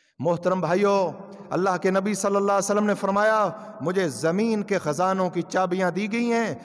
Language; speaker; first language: Urdu; non-native, local second language; Punjabi